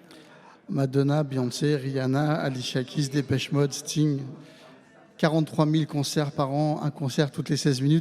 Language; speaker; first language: French; native; French